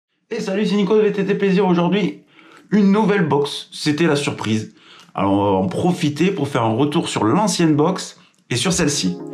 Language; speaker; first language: French; native; French